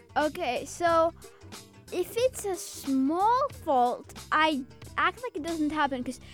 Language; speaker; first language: English; early bilingual, other home language; Azerbaijani